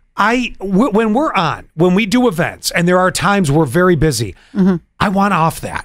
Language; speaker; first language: English; native; English